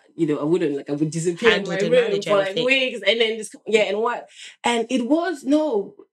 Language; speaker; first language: English; non-native, fluent; French